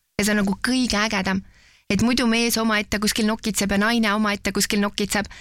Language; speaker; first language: Estonian; native; Estonian